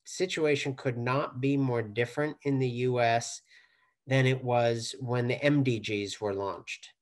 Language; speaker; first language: English; native; English